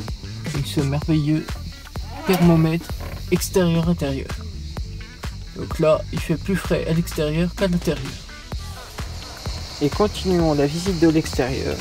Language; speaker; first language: French; native; French